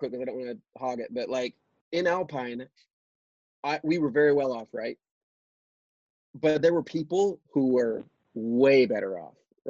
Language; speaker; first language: English; native; English